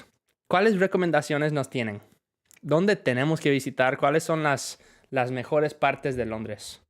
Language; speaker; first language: Spanish; non-native, fluent; English